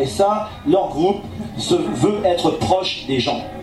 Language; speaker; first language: French; native; French